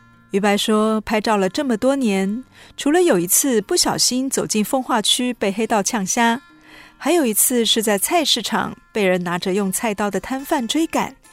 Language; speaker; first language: Chinese; native; Chinese